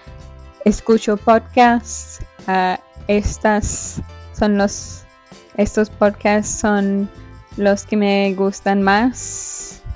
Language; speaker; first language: Spanish; non-native, fluent; English